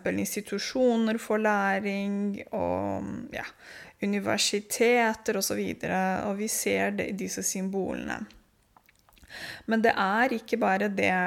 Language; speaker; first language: Norwegian; non-native, fluent; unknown